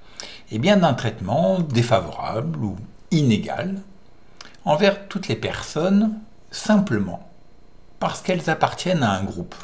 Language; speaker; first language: French; native; French